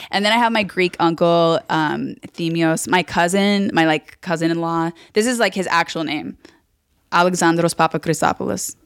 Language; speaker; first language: English; native; English